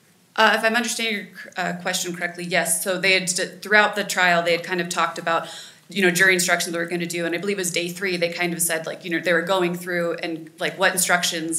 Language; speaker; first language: English; native; English